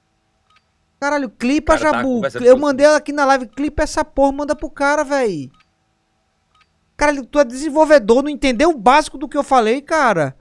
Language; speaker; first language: Portuguese; native; Portuguese